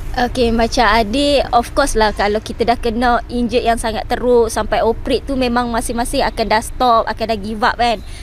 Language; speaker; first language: Malay; native; Malay